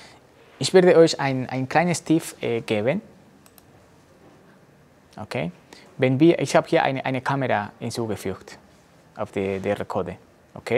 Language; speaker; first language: German; non-native, learner; Spanish